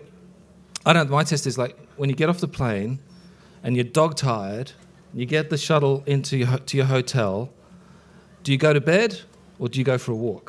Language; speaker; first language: English; early bilingual, other home language; Icelandic